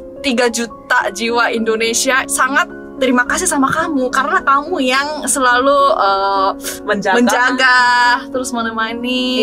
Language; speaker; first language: Indonesian; non-native, fluent; Korean